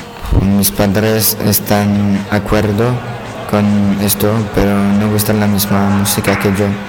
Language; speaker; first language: Spanish; non-native, learner; French